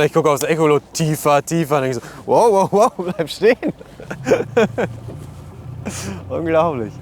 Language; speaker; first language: German; native; German